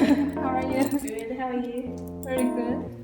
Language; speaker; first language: English; non-native, learner; Korean